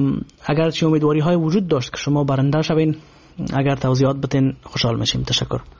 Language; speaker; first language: Persian; native; Persian